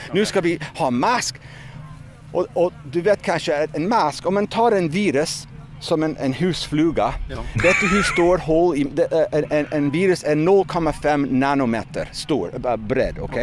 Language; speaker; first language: Swedish; non-native, fluent; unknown